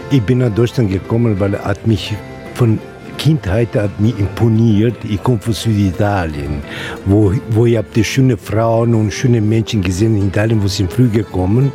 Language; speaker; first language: German; non-native, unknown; Italian